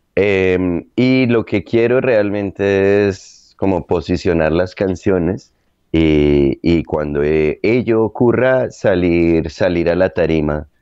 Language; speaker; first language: Spanish; native; Spanish